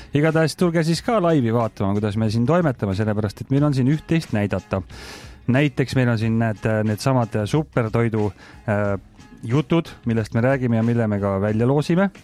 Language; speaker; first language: Estonian; native; Estonian